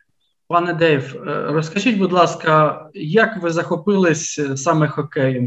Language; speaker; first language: Ukrainian; native; Ukrainian